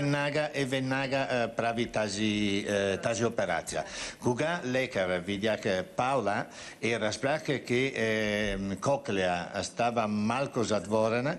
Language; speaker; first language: Bulgarian; non-native, learner; Italian